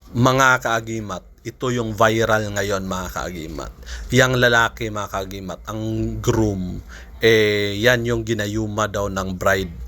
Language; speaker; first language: Filipino; non-native, local second language; Cebuano